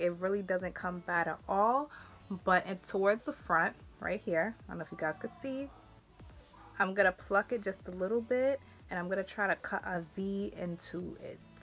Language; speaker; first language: English; native; English